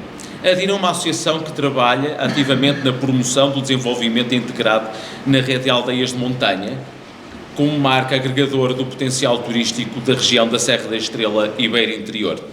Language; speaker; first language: Portuguese; native; Portuguese